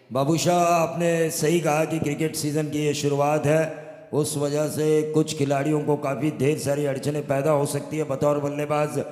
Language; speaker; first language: Hindi; non-native, local second language; Marathi